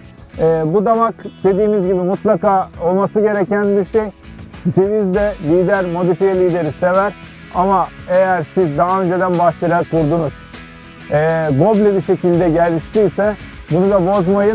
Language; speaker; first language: Turkish; native; Turkish